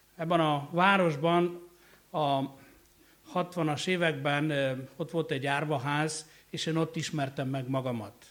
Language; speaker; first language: Hungarian; native; Hungarian